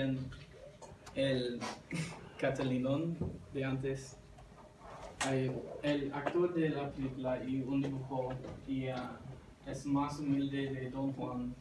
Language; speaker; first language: Spanish; non-native, learner; English